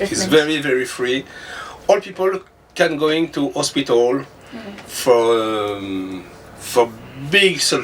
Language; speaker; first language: English; non-native, learner; French